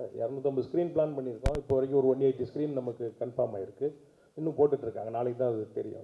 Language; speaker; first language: Tamil; native; Tamil